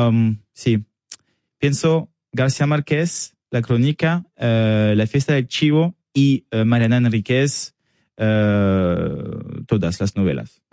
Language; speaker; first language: Spanish; non-native, learner; French